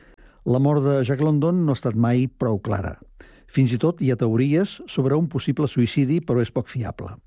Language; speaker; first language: Catalan; native; Catalan